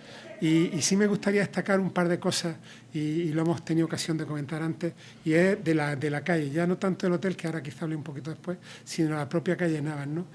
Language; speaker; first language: Spanish; native; Spanish